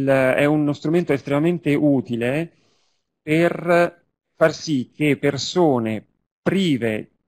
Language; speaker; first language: Italian; native; Italian